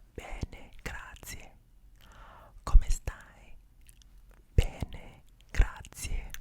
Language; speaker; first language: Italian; non-native, learner; English